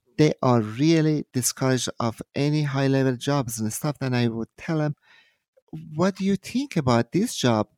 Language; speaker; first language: English; non-native, fluent; Persian